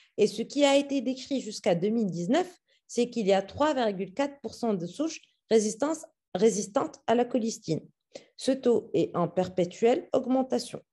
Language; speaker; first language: French; non-native, local second language; Arabic